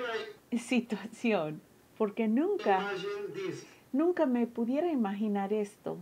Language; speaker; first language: Spanish; early bilingual, heritage; Spanish